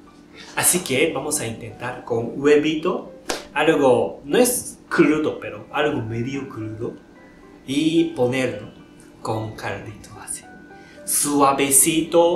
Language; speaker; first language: Spanish; non-native, fluent; Japanese